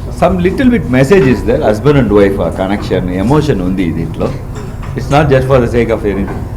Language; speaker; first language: Telugu; non-native, learner; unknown